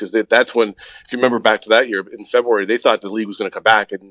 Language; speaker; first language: English; native; English